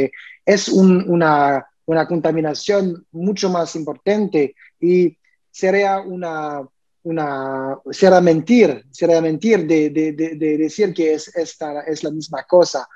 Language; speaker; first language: Spanish; non-native, learner; French